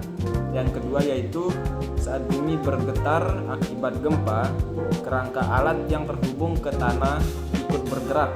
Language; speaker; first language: Indonesian; native; Indonesian